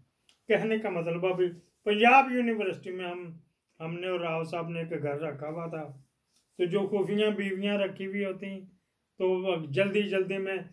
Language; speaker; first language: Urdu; non-native, local second language; Punjabi